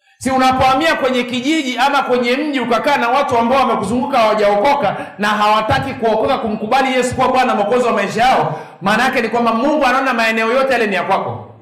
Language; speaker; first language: Swahili; native; Swahili